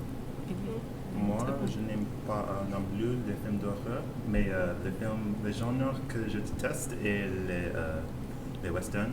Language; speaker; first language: French; non-native, learner; English